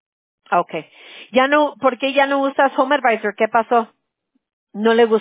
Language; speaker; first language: Spanish; early bilingual, heritage; Spanish